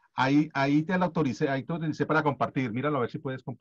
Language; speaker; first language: Spanish; native; Spanish